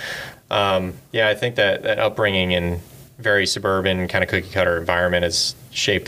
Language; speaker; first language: English; native; English